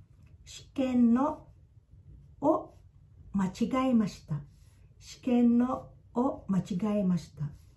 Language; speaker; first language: Japanese; non-native, fluent; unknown